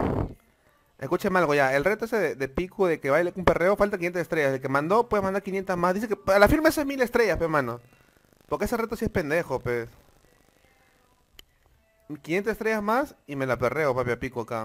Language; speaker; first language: Spanish; native; Spanish